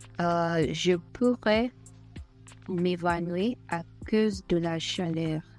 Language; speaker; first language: French; non-native, learner; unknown